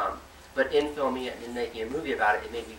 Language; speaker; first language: English; native; English